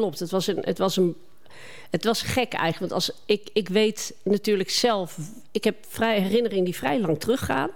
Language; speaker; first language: Dutch; native; Dutch